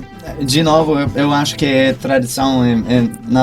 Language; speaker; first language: Portuguese; non-native, fluent; English